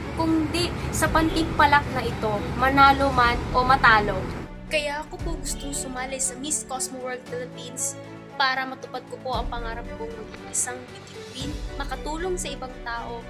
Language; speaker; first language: Filipino; native; Filipino